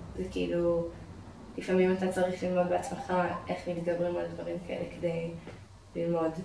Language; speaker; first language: Hebrew; non-native, fluent; English